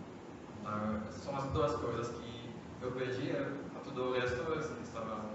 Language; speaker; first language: Portuguese; non-native, fluent; French